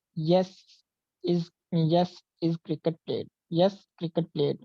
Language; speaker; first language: English; non-native, learner; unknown